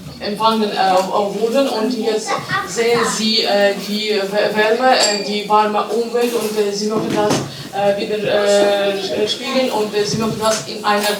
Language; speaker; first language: German; non-native, learner; Ukrainian